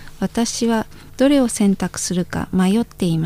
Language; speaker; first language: Japanese; non-native, fluent; Indonesian